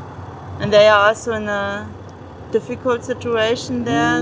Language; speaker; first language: English; non-native, fluent; German